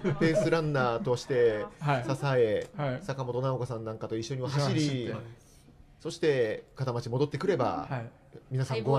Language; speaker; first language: Japanese; native; Japanese